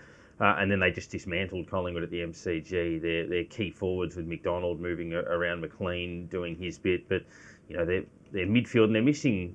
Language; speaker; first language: English; native; English